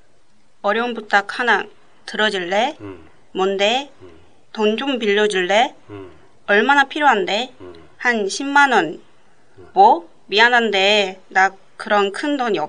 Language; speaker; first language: Korean; non-native, fluent; Japanese